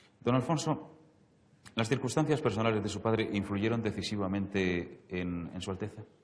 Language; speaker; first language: Spanish; native; Spanish